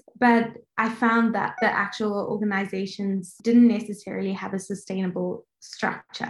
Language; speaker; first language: English; native; English